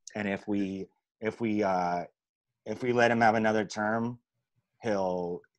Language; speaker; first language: English; native; English